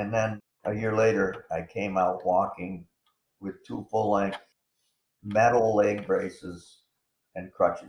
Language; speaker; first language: English; native; English